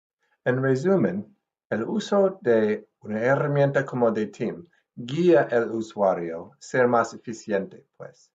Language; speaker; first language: Spanish; non-native, fluent; English